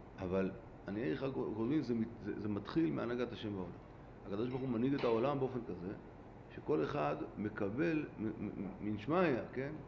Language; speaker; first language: Hebrew; native; Hebrew